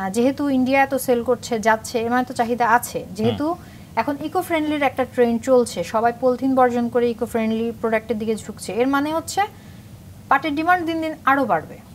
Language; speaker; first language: Bangla; native; Bangla